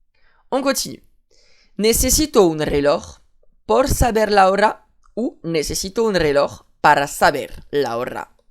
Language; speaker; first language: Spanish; non-native, fluent; French